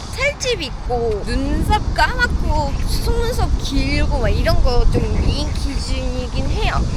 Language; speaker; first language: Korean; non-native, fluent; Uzbek